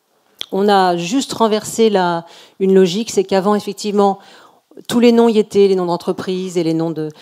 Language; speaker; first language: French; native; French